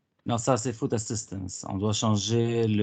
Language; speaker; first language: French; non-native, fluent; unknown